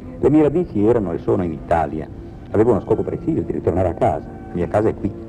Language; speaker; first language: Italian; native; Italian